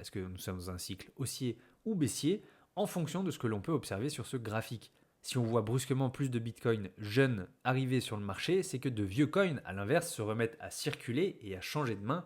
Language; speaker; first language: French; native; French